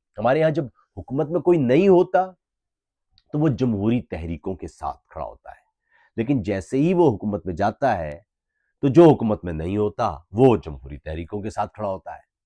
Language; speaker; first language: Urdu; native; Urdu